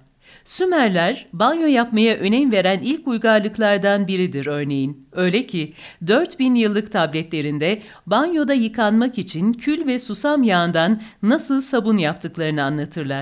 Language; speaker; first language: Turkish; native; Turkish